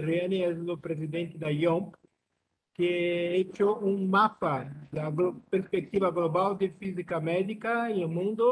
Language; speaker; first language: Spanish; non-native, learner; Portuguese